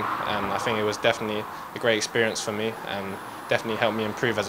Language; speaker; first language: English; native; English